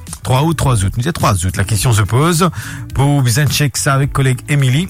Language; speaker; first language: French; non-native, local second language; Morisyen